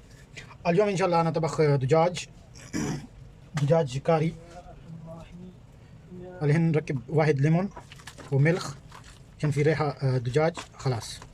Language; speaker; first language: Arabic; non-native, learner; Urdu